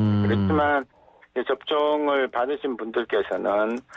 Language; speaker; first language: Korean; native; Korean